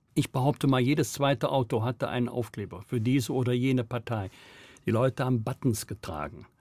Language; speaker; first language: German; native; German